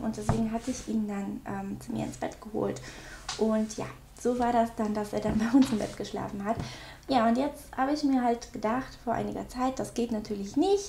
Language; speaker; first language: German; native; German